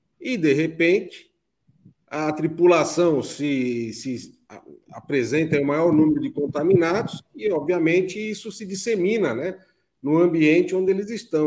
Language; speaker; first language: Portuguese; native; Portuguese